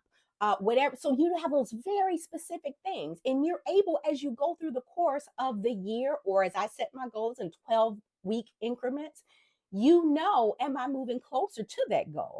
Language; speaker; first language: English; native; English